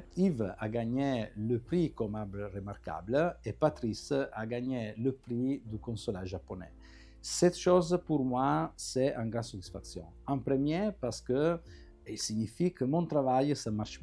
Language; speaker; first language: French; non-native, fluent; Italian